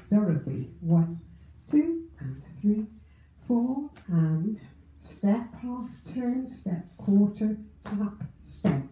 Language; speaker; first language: English; native; English